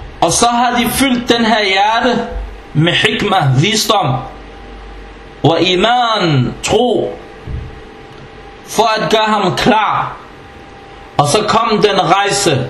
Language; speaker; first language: Danish; non-native, fluent; Arabic